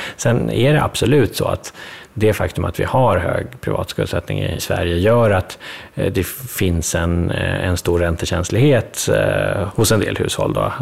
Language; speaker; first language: Swedish; early bilingual, other home language; Persian